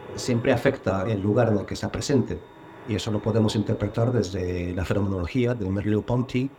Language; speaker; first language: Spanish; non-native, fluent; Bulgarian